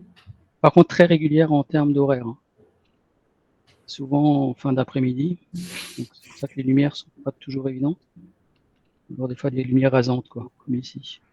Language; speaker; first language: French; native; French